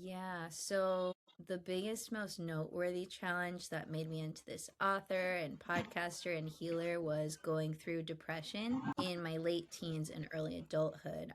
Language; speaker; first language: English; native; English